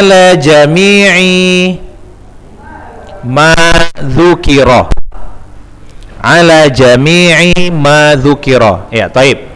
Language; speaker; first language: Arabic; non-native, fluent; Indonesian